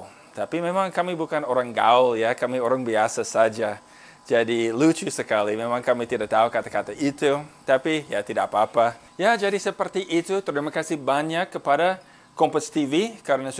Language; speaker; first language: Indonesian; non-native, fluent; English